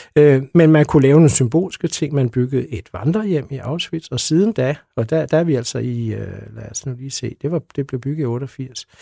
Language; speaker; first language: Danish; native; Danish